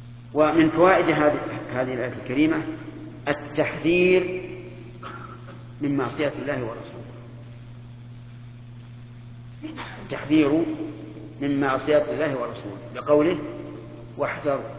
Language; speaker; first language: Arabic; native; Arabic